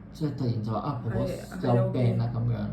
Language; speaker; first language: Cantonese; native; Cantonese